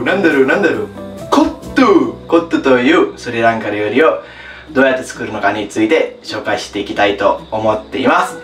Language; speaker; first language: Japanese; non-native, fluent; Sinhala